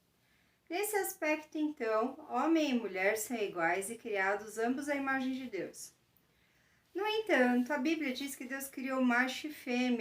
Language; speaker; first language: Portuguese; native; Portuguese